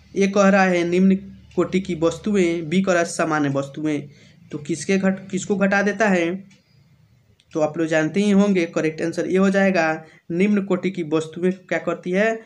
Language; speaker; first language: Hindi; native; Hindi